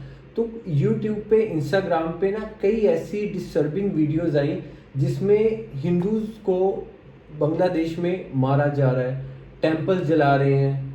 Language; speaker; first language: Hindi; native; Hindi